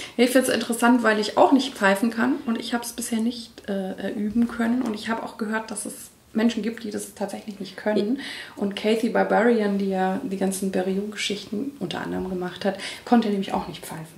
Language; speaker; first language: German; native; German